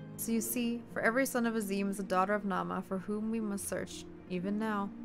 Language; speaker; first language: English; native; English